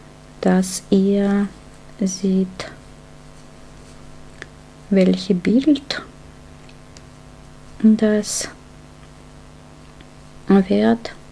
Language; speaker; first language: German; non-native, fluent; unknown